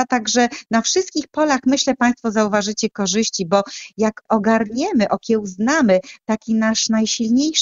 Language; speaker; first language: Polish; native; Polish